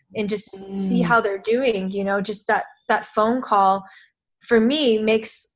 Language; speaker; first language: English; native; English